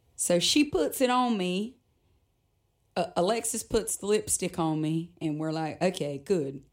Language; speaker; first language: English; native; English